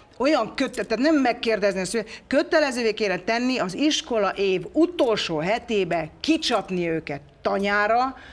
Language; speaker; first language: Hungarian; early bilingual, other home language; Greek